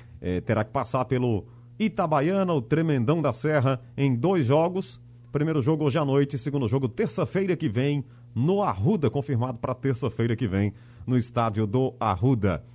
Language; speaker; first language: Portuguese; native; Portuguese